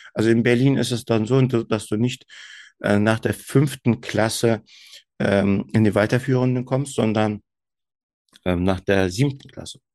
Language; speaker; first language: German; early bilingual, other home language; Turkish